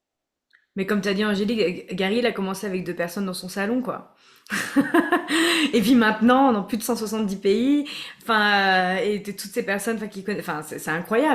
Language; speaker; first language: French; native; French